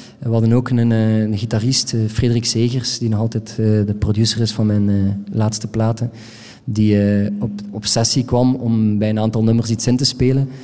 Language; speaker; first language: Dutch; native; Dutch